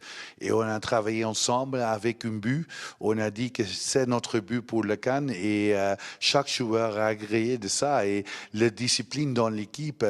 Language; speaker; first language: French; non-native, learner; Dutch